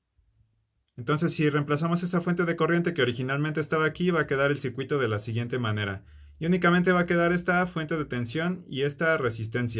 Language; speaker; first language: Spanish; native; Spanish